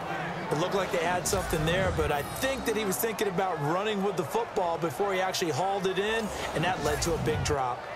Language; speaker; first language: English; native; English